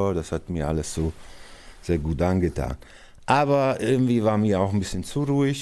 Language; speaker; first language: German; non-native, fluent; Italian